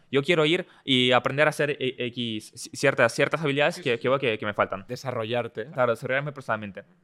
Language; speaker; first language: Spanish; early bilingual, other home language; Russian